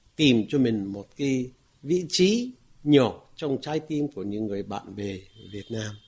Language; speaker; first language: Vietnamese; non-native, fluent; Arabic